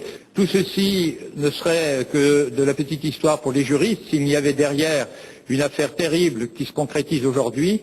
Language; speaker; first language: French; native; French